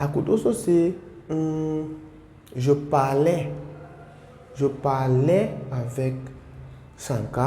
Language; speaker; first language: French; non-native, fluent; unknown